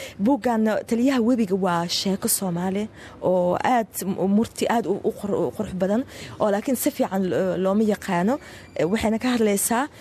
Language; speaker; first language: Somali; early bilingual, heritage; Somali